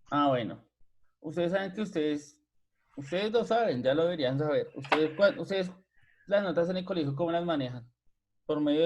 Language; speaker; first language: Spanish; native; Spanish